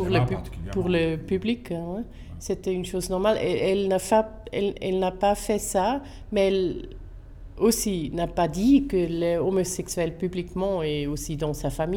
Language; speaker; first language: French; non-native, local second language; German